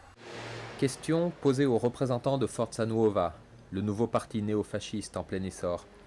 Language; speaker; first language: French; native; French